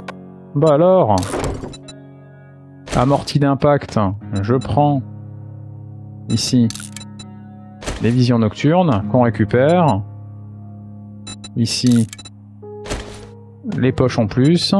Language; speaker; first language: French; native; French